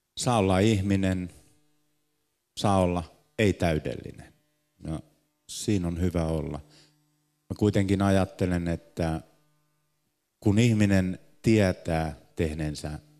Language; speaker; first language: Finnish; native; Finnish